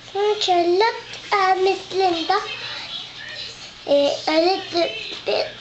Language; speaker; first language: English; non-native, learner; French